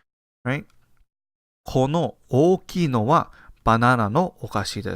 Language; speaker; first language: Japanese; non-native, fluent; English